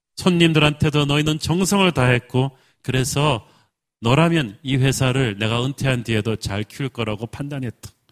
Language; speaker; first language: Korean; native; Korean